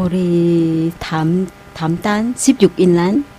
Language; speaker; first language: Korean; non-native, learner; Thai